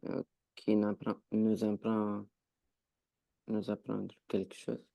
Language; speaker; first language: French; non-native, learner; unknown